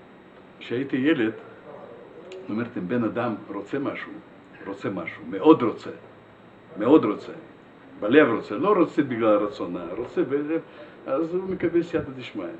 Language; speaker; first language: Hebrew; non-native, fluent; Russian